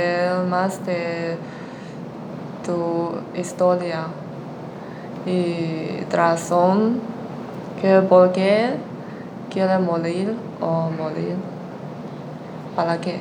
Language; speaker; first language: Spanish; non-native, learner; Chinese